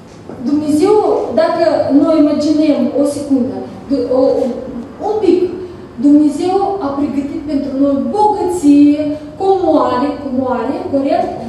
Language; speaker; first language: Romanian; non-native, learner; Russian